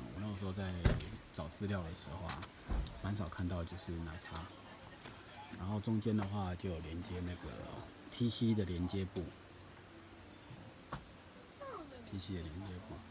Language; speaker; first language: Chinese; native; Chinese